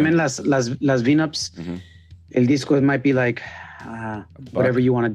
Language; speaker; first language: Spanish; early bilingual, heritage; Spanish